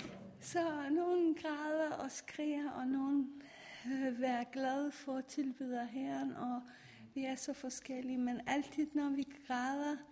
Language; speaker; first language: Danish; non-native, fluent; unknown